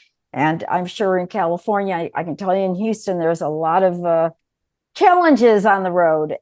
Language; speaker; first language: English; native; English